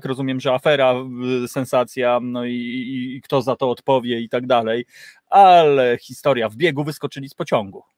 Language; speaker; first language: Polish; native; Polish